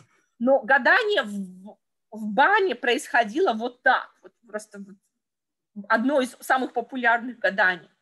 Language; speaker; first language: Russian; native; Russian